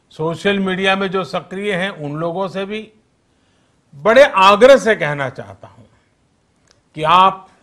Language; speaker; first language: Hindi; non-native, local second language; Gujarati